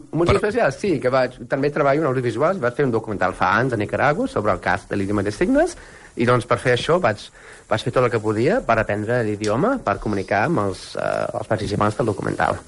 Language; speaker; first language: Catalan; non-native, fluent; English